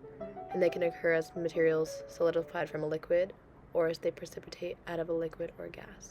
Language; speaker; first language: English; native; English